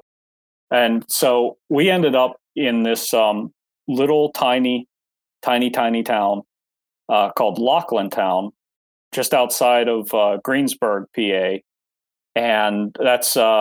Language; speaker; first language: English; native; English